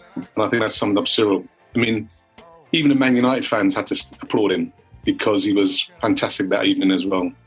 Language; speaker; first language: English; native; English